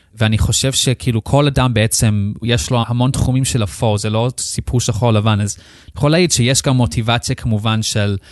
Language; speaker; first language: Hebrew; non-native, fluent; English